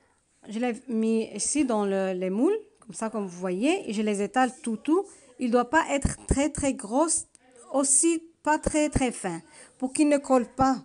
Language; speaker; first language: French; non-native, learner; Arabic